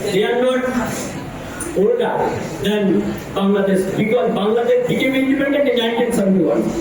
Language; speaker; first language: English; non-native, local second language; Bangla